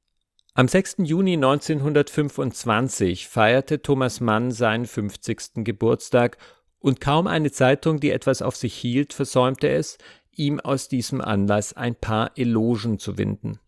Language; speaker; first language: German; native; German